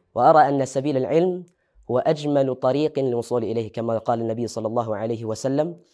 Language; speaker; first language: Arabic; non-native, learner; Indonesian